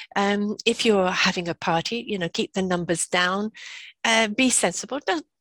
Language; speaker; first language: English; native; English